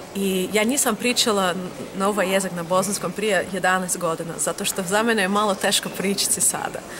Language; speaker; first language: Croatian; non-native, learner; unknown